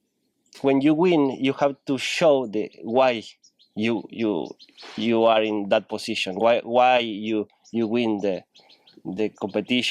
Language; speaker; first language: English; non-native, learner; Spanish